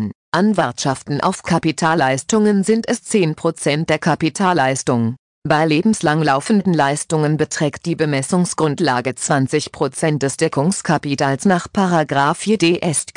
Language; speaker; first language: German; native; German